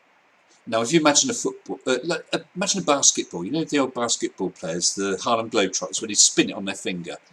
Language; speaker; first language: English; native; English